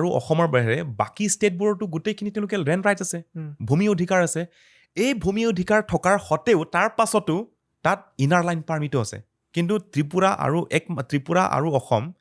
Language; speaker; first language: Assamese; non-native, local second language; Karbi